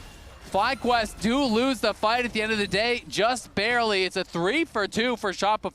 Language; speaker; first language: English; native; English